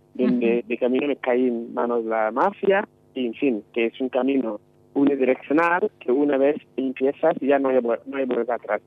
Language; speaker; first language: Spanish; non-native, fluent; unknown